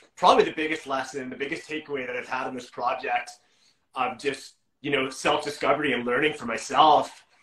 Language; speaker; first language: English; native; English